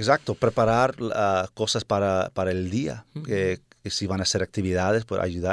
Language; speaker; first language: Spanish; early bilingual, heritage; Spanish